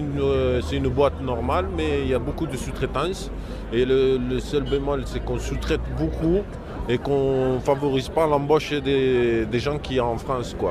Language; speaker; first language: French; native; French